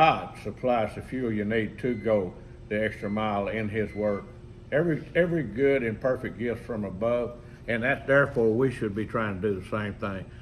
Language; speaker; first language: English; native; English